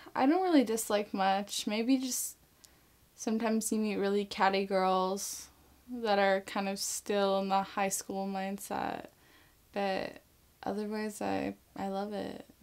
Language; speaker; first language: English; native; English